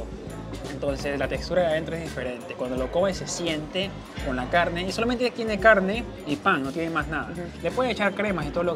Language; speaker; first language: Spanish; native; Spanish